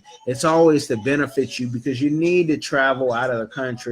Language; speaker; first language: English; native; English